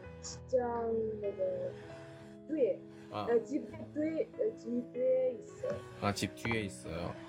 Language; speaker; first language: Korean; non-native, learner; Chinese